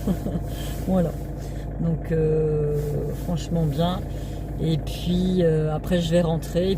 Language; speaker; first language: French; native; French